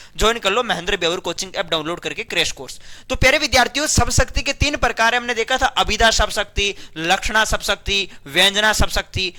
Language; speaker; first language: Hindi; native; Hindi